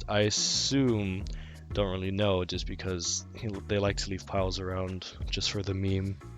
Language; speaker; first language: English; native; English